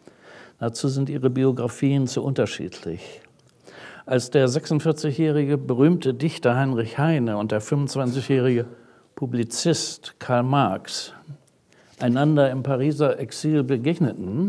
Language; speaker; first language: German; native; German